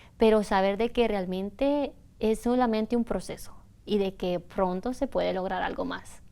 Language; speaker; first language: Spanish; native; Spanish